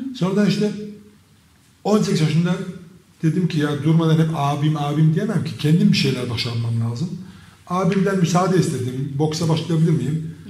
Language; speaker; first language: Turkish; early bilingual, heritage; Turkish